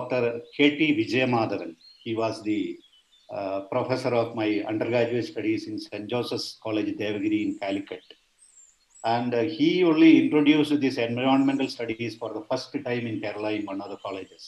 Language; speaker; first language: English; non-native, local second language; Malayalam